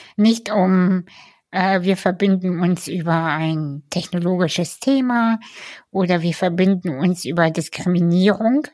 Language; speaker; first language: German; early bilingual, other home language; Russian